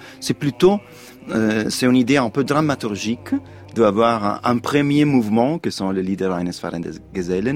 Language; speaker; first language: French; non-native, fluent; Italian